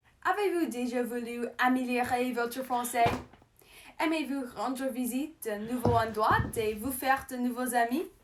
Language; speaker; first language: French; non-native, learner; English